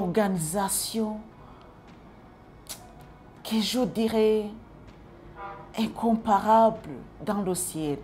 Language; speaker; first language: French; non-native, local second language; Kinyarwanda